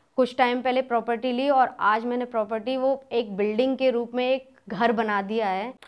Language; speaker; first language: Hindi; native; Hindi